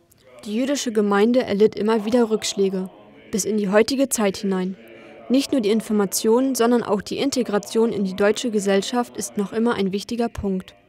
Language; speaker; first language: German; native; German